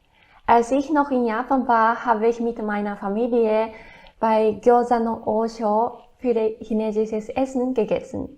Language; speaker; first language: German; non-native, fluent; Japanese